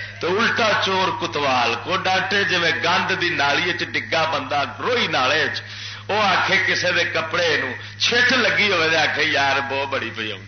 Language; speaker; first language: Urdu; native; Urdu